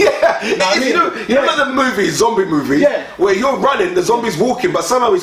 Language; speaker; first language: English; native; English